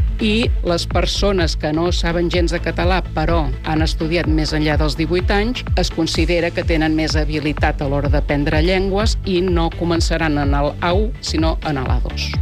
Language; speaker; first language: Catalan; native; Catalan